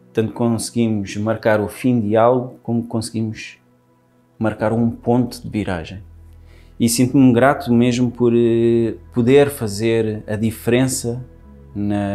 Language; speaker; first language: Portuguese; native; Portuguese